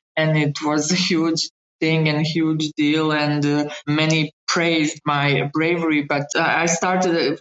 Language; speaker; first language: English; non-native, fluent; Bosnian